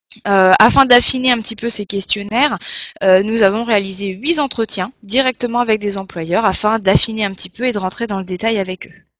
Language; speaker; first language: French; native; French